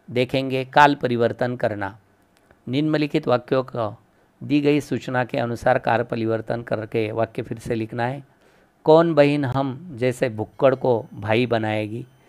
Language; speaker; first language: Hindi; non-native, local second language; Marathi